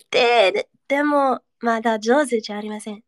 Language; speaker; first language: Japanese; non-native, learner; English